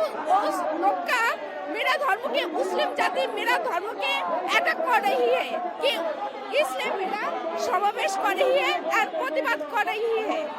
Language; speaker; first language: Hindi; non-native, learner; Bangla